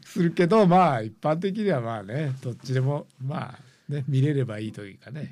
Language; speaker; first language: Japanese; native; Japanese